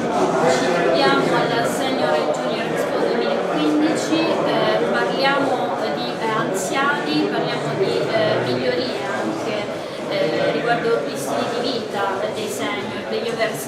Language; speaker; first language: Italian; native; Italian